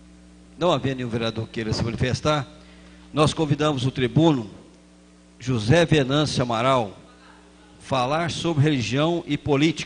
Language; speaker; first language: Portuguese; native; Portuguese